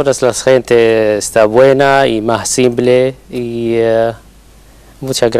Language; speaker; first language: Spanish; non-native, learner; Arabic